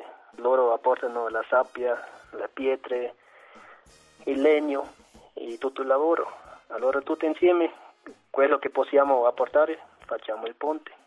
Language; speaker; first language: Italian; non-native, fluent; German